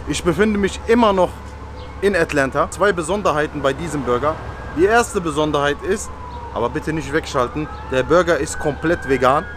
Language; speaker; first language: German; non-native, local second language; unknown